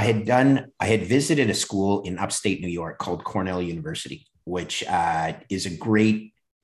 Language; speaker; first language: English; native; English